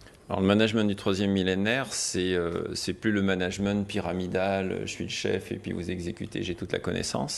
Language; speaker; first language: French; native; French